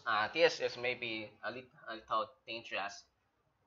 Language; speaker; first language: English; non-native, learner; Chinese